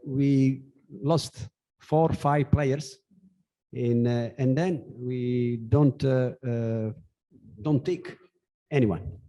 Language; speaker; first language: English; non-native, learner; Italian